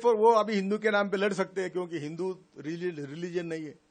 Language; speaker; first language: Hindi; non-native, local second language; Marathi